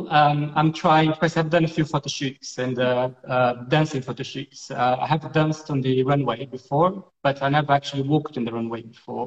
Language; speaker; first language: English; non-native, fluent; Portuguese